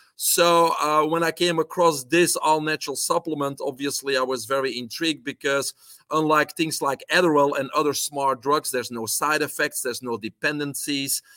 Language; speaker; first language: English; non-native, fluent; Dutch